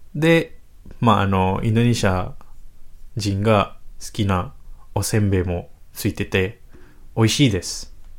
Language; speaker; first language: Japanese; non-native, fluent; Indonesian